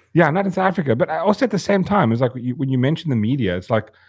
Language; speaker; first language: English; native; English